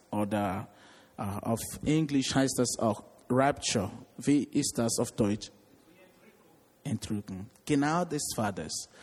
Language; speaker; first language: German; non-native, learner; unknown